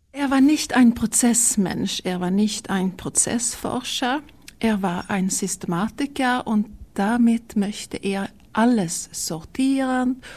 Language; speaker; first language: German; non-native, learner; Swedish